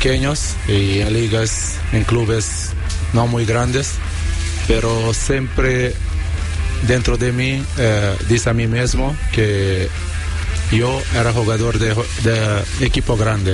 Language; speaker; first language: Spanish; non-native, learner; Kabuverdianu